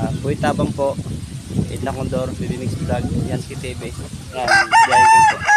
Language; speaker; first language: Filipino; non-native, local second language; Waray